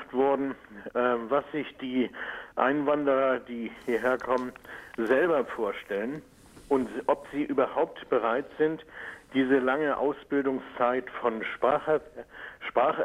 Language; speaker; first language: German; native; German